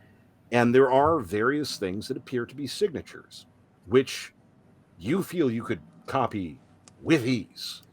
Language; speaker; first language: English; native; English